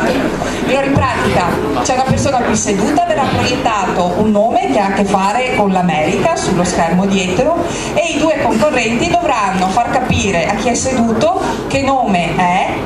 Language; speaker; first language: Italian; native; Italian